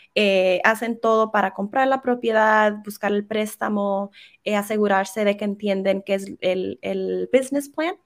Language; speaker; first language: Spanish; early bilingual, heritage; Spanish